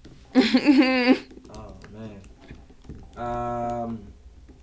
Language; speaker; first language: English; early bilingual, other home language; Lingala